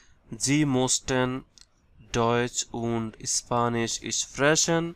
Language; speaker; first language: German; non-native, fluent; Bangla